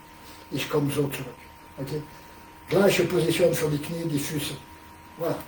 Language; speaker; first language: German; non-native, learner; French